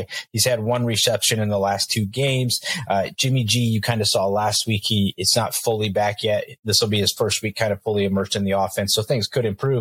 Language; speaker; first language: English; native; English